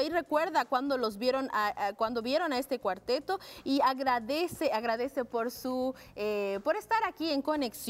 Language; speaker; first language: Spanish; native; Spanish